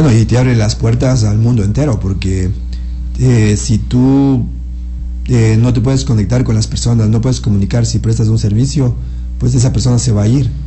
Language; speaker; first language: Spanish; native; Spanish